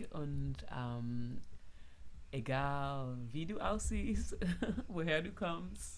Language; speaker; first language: German; non-native, fluent; English